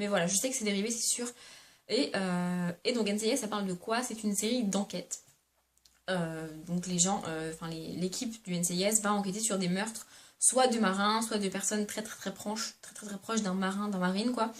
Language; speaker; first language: French; native; French